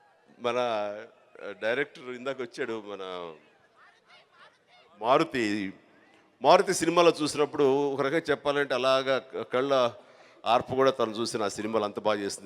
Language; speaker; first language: Telugu; native; Telugu